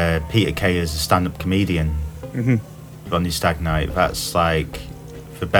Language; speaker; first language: English; native; English